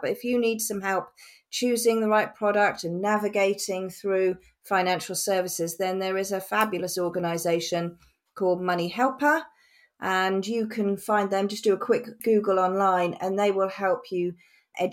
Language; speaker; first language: English; native; English